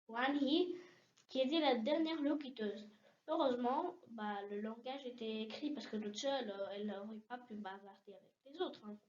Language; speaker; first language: French; early bilingual, heritage; French